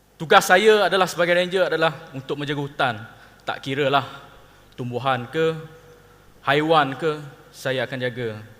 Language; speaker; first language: Malay; non-native, local second language; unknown